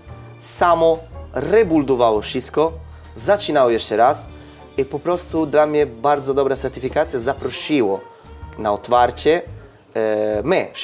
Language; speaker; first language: Polish; non-native, learner; Italian